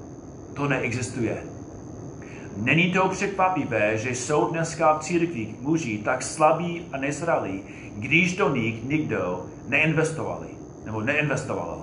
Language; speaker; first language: Czech; non-native, fluent; English